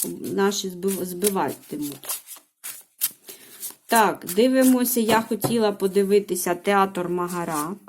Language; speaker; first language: Ukrainian; native; Ukrainian